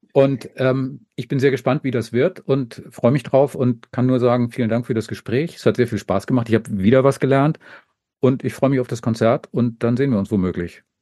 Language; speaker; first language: German; native; German